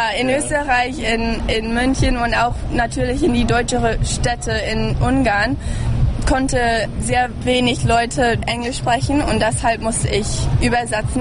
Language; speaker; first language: German; early bilingual, heritage; English